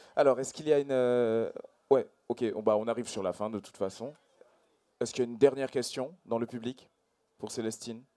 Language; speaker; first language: French; native; French